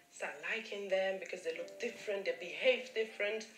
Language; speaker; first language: English; early bilingual, other home language; German